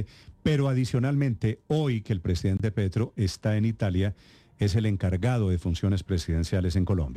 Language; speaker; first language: Spanish; native; Spanish